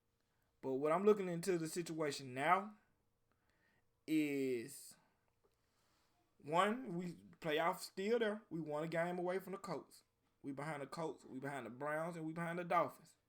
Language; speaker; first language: English; native; English